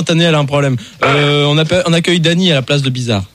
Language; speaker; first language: French; native; French